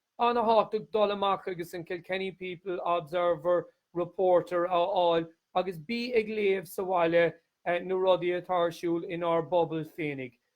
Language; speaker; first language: Irish; native; Irish